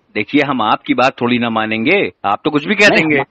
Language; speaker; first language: Hindi; native; Hindi